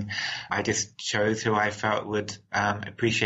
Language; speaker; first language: English; native; English